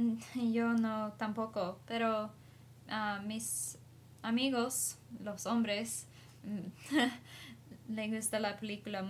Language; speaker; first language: Spanish; non-native, learner; English